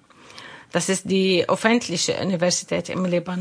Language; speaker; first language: German; non-native, learner; Arabic